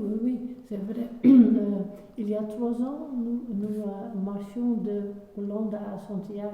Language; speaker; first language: French; non-native, learner; Dutch